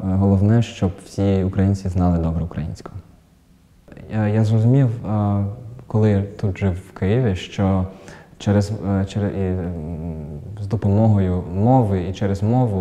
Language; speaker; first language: Ukrainian; non-native, fluent; German